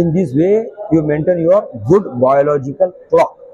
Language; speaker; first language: Hindi; non-native, local second language; Marathi